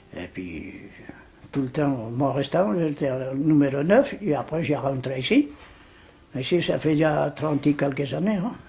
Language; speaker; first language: French; non-native, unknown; Spanish